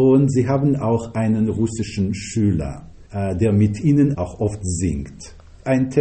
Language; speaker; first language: German; non-native, fluent; Russian